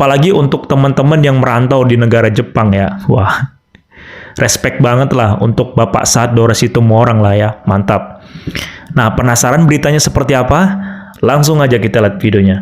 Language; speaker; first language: Indonesian; native; Indonesian